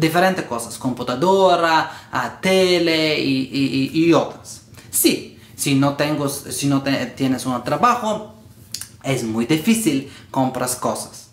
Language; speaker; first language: Spanish; non-native, learner; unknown